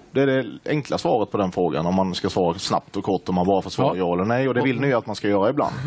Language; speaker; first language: Swedish; native; Swedish